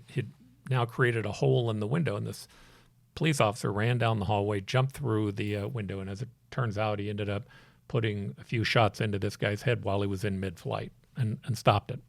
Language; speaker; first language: English; native; English